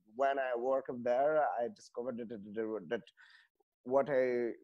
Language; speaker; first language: English; non-native, fluent; Italian